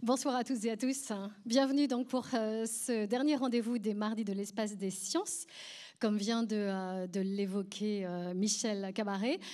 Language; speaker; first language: French; native; French